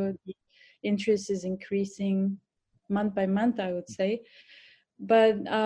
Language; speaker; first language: English; non-native, fluent; Bulgarian